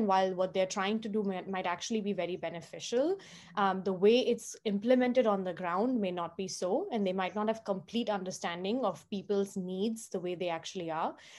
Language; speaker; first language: English; non-native, local second language; Hindi